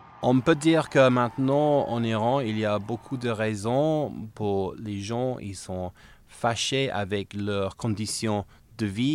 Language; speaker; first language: French; non-native, fluent; English